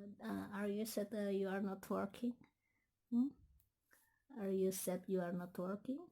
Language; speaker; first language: English; non-native, learner; Indonesian